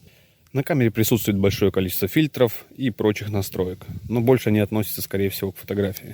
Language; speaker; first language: Russian; native; Russian